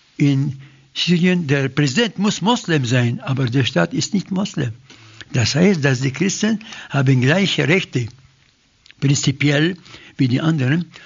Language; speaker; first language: German; non-native, fluent; Arabic